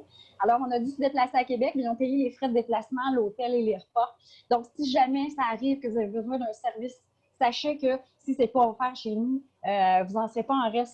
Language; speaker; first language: French; native; French